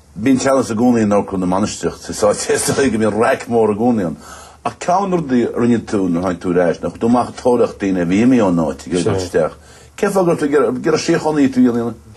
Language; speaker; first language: Irish; native; Irish